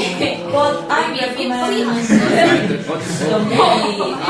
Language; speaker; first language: English; non-native, learner; Korean